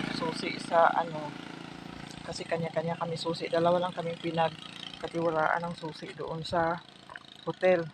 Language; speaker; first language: Filipino; non-native, local second language; Cebuano